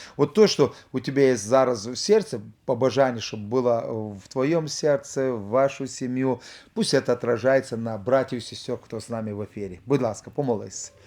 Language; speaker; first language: Ukrainian; non-native, local second language; Russian